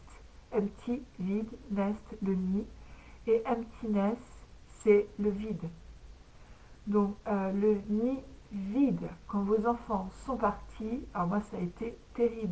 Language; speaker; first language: French; native; French